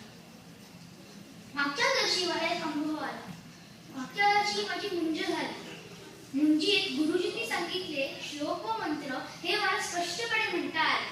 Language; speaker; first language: Marathi; early bilingual, heritage; Marathi